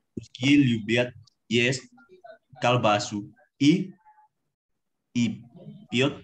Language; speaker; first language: Russian; non-native, learner; Indonesian